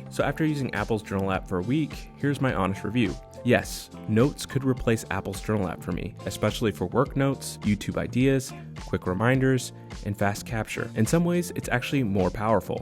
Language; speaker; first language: English; native; English